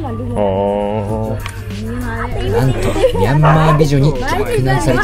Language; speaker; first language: Japanese; native; Japanese